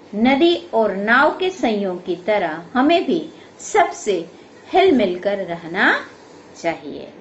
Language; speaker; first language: Hindi; non-native, local second language; Gujarati